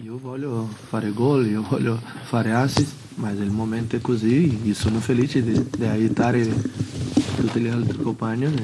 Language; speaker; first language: Italian; non-native, learner; Portuguese